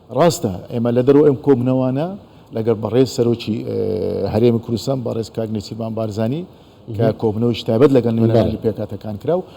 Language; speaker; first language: Central Kurdish; non-native, local second language; Turkish